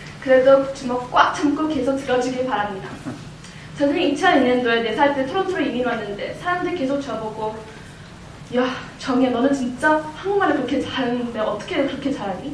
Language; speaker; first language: Korean; early bilingual, heritage; Korean